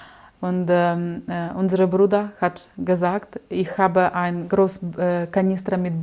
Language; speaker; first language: German; non-native, learner; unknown